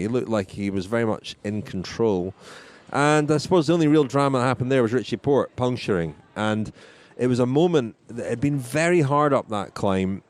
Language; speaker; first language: English; native; English